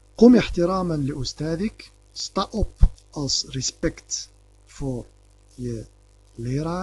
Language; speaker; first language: Dutch; non-native, fluent; Arabic